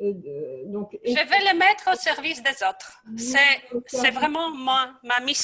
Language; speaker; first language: French; non-native, fluent; Polish